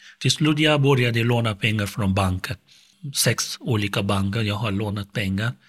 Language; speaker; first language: Swedish; non-native, fluent; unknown